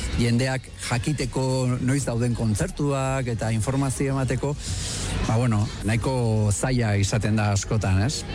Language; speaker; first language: Basque; native; Basque